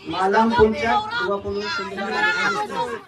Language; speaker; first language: Indonesian; non-native, learner; Urdu